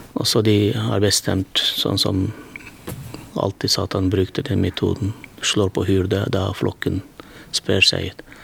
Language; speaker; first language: Norwegian; non-native, fluent; Turkmen